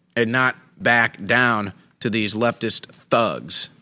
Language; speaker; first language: English; native; English